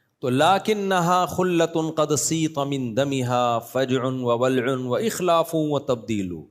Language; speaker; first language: Urdu; native; Urdu